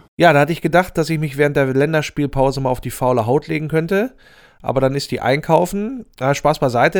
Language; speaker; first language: German; native; German